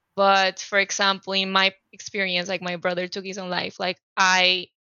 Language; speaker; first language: English; non-native, fluent; Spanish